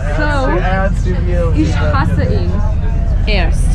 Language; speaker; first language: German; non-native, learner; English